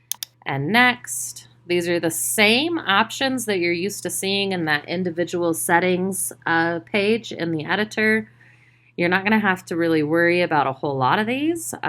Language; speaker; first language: English; native; English